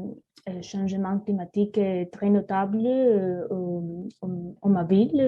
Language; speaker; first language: French; non-native, learner; Spanish